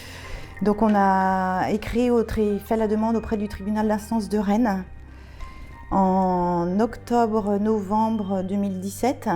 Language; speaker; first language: French; native; French